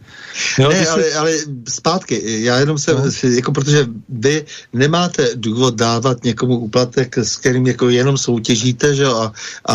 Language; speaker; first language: Czech; native; Czech